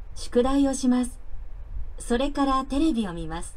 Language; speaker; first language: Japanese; non-native, learner; Thai